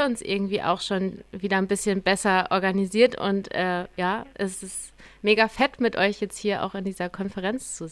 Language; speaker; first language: German; native; German